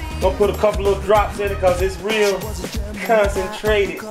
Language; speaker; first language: English; native; English